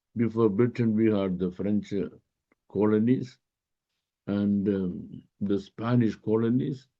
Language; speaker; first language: English; non-native, local second language; Malayalam